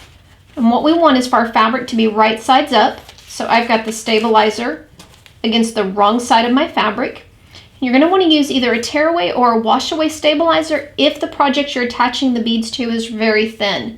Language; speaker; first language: English; native; English